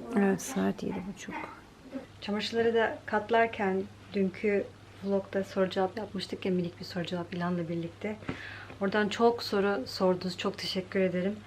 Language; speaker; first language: Turkish; early bilingual, heritage; Turkish